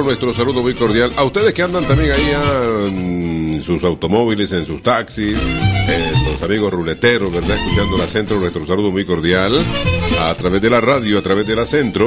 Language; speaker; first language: Spanish; native; Spanish